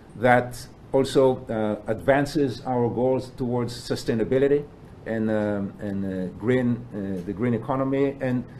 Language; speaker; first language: English; non-native, fluent; Hebrew